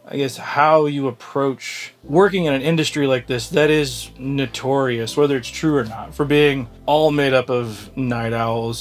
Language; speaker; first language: English; native; English